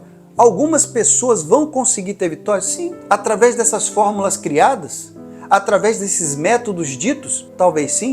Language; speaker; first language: Portuguese; native; Portuguese